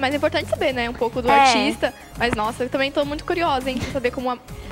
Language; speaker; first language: Portuguese; native; Portuguese